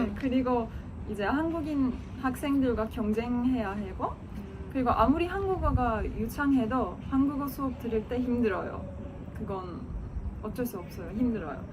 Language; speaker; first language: Korean; non-native, fluent; Turkish